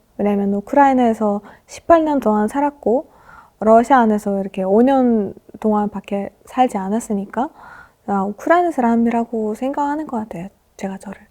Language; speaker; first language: Korean; non-native, fluent; Russian